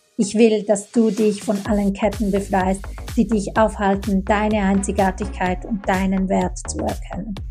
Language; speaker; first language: German; non-native, fluent; Italian